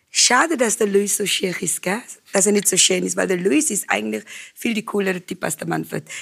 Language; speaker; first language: German; non-native, fluent; Afrikaans